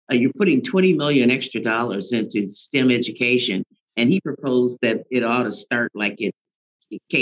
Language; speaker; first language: English; native; English